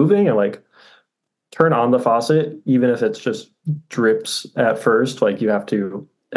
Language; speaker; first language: English; native; English